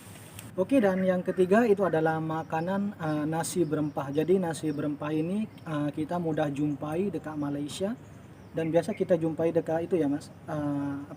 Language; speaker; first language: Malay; non-native, local second language; Indonesian